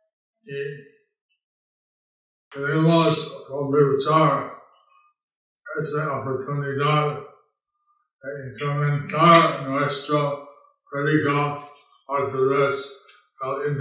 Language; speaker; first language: Spanish; non-native, learner; English